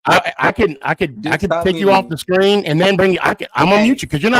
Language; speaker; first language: English; native; English